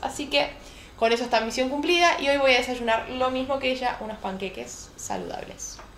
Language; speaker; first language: Spanish; native; Spanish